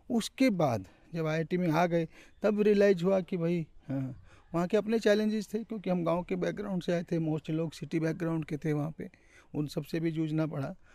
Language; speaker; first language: Hindi; native; Hindi